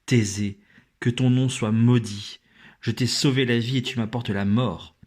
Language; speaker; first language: French; native; French